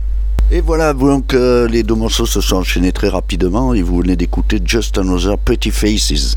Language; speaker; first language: French; native; French